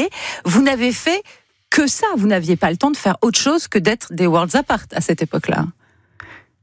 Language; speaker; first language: French; native; French